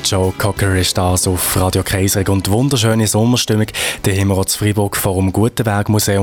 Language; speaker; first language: German; native; German